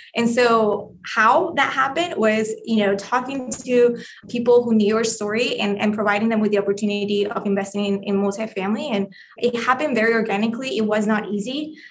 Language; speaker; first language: English; non-native, fluent; Spanish